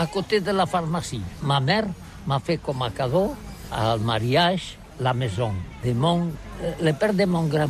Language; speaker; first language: French; non-native, learner; Catalan